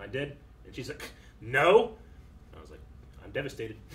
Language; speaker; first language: English; native; English